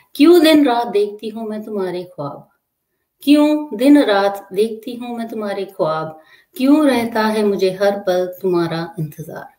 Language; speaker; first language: Hindi; native; Hindi